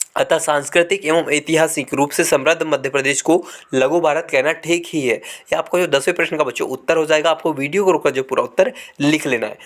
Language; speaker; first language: Hindi; native; Hindi